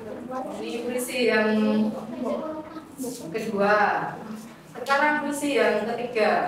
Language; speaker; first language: Indonesian; native; Indonesian